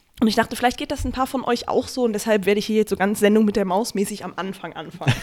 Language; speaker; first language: German; native; German